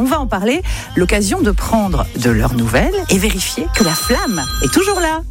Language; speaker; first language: French; native; French